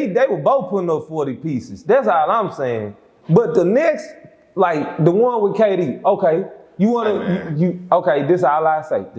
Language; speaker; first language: English; native; English